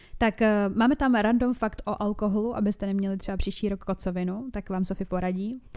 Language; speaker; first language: Czech; native; Czech